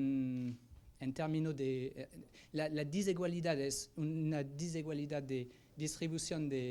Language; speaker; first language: Spanish; non-native, fluent; French